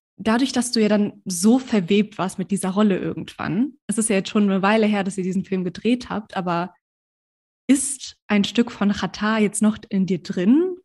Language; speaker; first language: German; early bilingual, other home language; Turkish